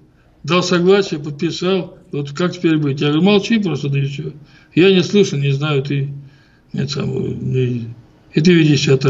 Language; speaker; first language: Russian; native; Russian